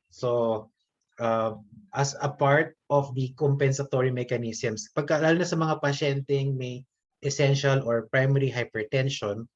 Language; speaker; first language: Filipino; native; Filipino